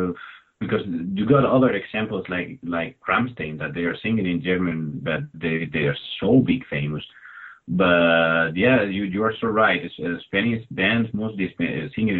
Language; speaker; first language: English; non-native, fluent; Spanish